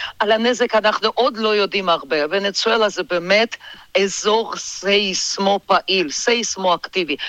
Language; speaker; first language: Hebrew; non-native, fluent; Georgian